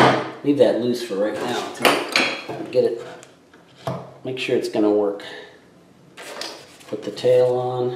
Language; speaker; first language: English; native; English